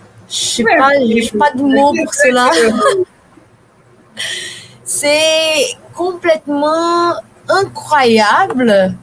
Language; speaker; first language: French; non-native, fluent; Portuguese